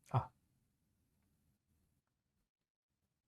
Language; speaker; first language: French; native; French